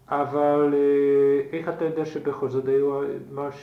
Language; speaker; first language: Hebrew; non-native, fluent; Slovak